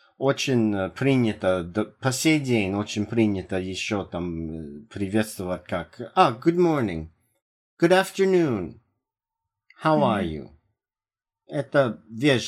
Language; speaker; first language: Russian; non-native, fluent; English